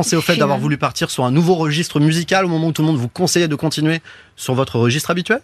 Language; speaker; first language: French; native; French